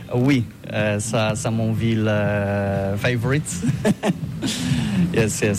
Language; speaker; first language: French; non-native, learner; Polish